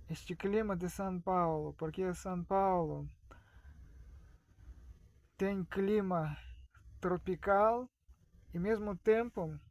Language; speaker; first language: Portuguese; non-native, fluent; Russian